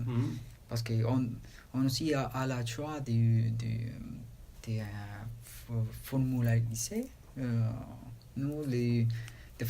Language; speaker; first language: French; non-native, learner; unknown